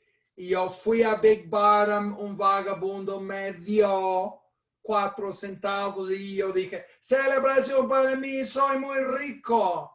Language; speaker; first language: Spanish; non-native, fluent; English